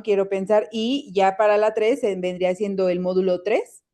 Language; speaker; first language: Spanish; native; Spanish